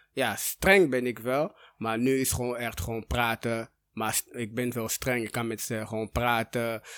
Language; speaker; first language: Dutch; early bilingual, other home language; Portuguese